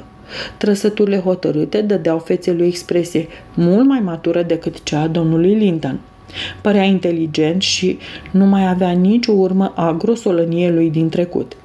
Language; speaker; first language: Romanian; native; Romanian